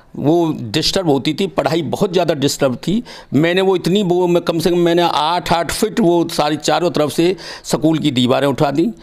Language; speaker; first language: Hindi; native; Hindi